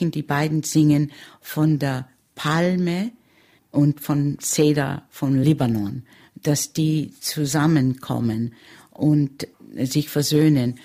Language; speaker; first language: German; early bilingual, heritage; German